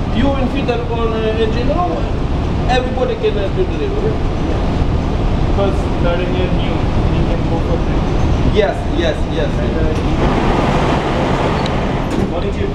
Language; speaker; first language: English; non-native, learner; Russian